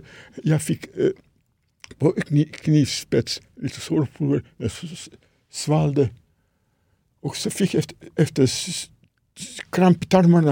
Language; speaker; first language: Swedish; non-native, fluent; Serbian